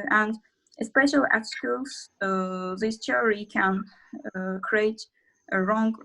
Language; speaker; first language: English; non-native, learner; Azerbaijani